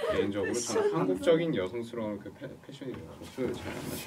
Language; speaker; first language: Korean; early bilingual, heritage; Korean